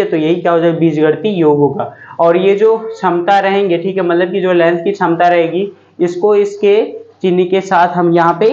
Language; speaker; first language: Hindi; native; Hindi